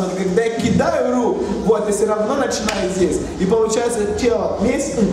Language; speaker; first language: Russian; non-native, learner; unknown